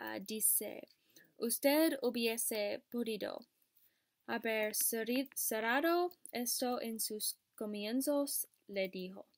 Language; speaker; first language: Spanish; non-native, learner; English